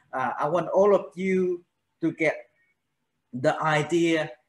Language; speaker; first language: English; non-native, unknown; Vietnamese